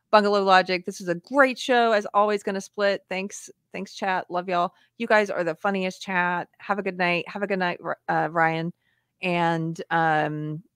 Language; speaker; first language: English; native; English